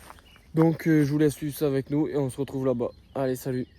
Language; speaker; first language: French; native; French